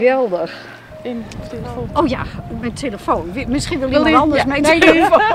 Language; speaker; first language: Dutch; native; Dutch